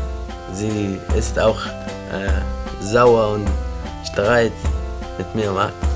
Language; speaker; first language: German; non-native, learner; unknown